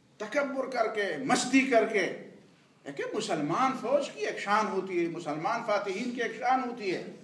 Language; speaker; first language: Urdu; non-native, local second language; Pashto